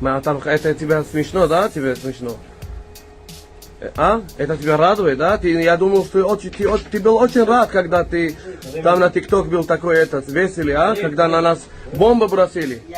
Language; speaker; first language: Russian; early bilingual, heritage; Russian